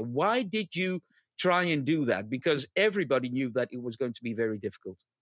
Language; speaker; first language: English; non-native, fluent; Dutch